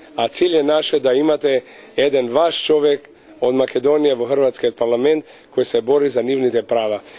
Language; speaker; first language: Macedonian; early bilingual, heritage; Albanian